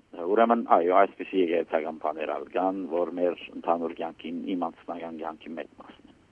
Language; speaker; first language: Armenian; early bilingual, heritage; Armenian